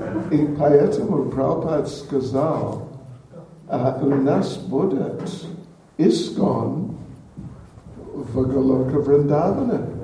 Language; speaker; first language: Russian; non-native, learner; English